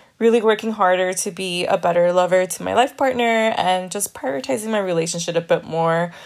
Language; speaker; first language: English; early bilingual, other home language; Spanish